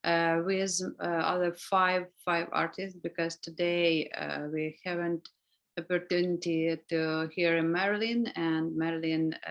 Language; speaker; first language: English; non-native, learner; Ukrainian